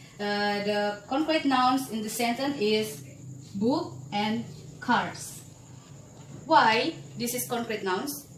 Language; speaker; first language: English; non-native, learner; Indonesian